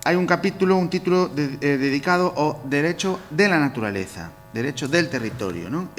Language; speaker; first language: Spanish; non-native, local second language; Galician